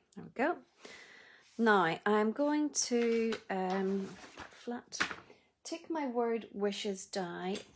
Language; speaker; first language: English; native; English